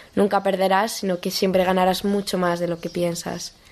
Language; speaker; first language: Spanish; native; Spanish